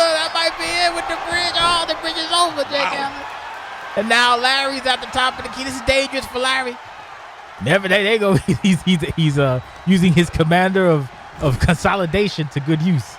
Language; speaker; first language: English; native; English